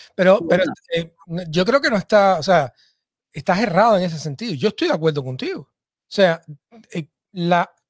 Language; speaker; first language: Spanish; native; Spanish